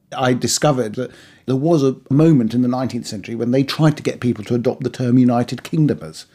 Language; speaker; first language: English; early bilingual, other home language; Persian